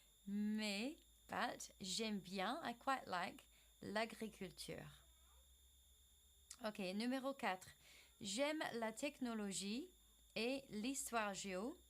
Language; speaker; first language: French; non-native, fluent; English